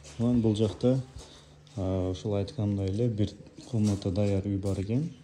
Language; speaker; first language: Kyrgyz; native; Kyrgyz